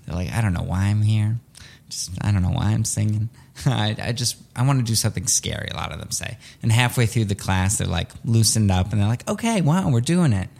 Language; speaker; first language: English; early bilingual, other home language; Russian